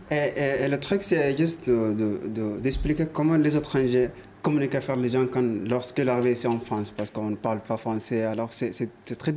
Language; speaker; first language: French; non-native, learner; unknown